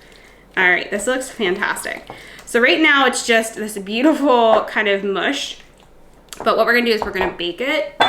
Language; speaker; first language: English; native; English